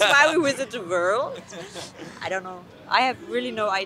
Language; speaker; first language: English; non-native, learner; German